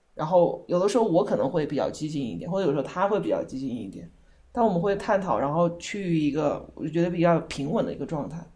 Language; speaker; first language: Chinese; native; Chinese